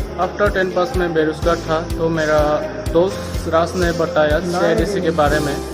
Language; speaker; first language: Hindi; non-native, local second language; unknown